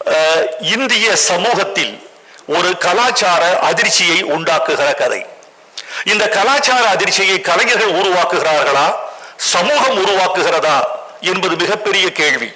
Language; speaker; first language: Tamil; native; Tamil